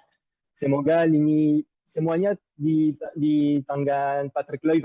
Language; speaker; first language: Indonesian; non-native, fluent; French